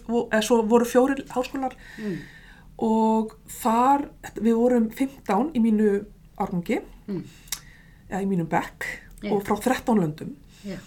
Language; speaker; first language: Icelandic; native; Icelandic